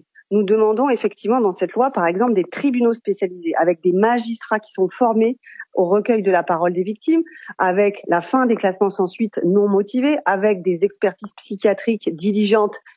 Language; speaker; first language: French; native; French